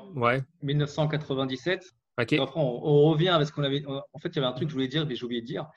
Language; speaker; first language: French; native; French